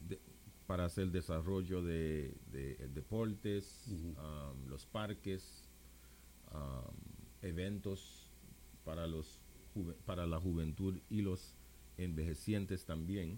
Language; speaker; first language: Spanish; non-native, local second language; English